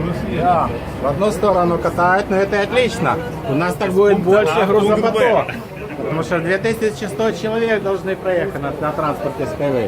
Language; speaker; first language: Russian; native; Russian